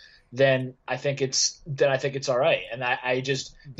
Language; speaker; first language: English; native; English